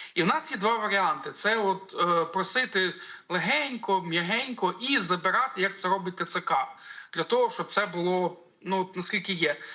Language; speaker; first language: Ukrainian; native; Ukrainian